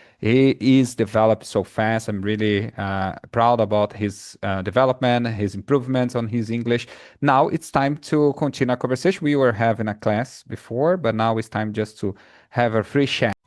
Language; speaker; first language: English; non-native, fluent; Portuguese